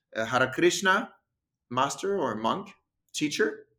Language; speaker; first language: English; non-native, fluent; Danish